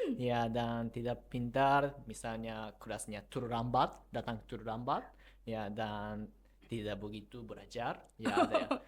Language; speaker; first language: Indonesian; non-native, learner; Japanese